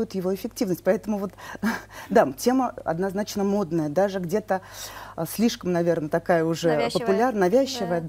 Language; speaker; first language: Russian; native; Russian